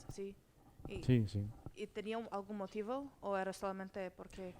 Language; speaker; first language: Spanish; non-native, learner; English